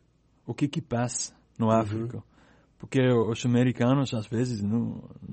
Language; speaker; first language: Portuguese; non-native, learner; English